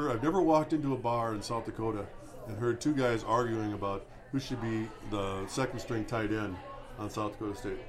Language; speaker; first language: English; native; English